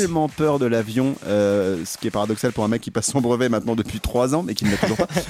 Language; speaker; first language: French; native; French